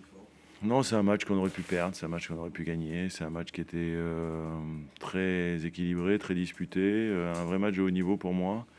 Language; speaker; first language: French; native; French